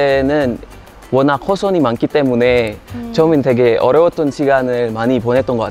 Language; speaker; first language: Korean; non-native, fluent; Indonesian